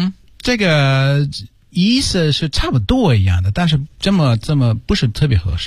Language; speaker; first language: Chinese; non-native, learner; English